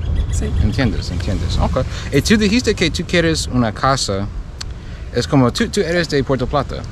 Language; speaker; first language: Spanish; non-native, learner; English